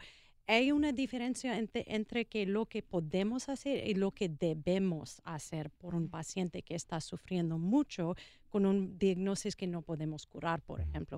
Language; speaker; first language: Spanish; non-native, learner; English